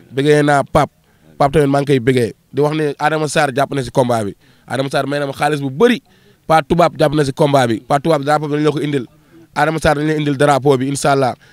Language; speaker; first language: Wolof; non-native, local second language; Fula